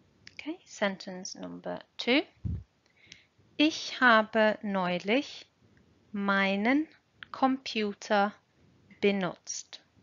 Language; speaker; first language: German; non-native, fluent; English